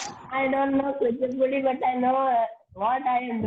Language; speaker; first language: English; non-native, learner; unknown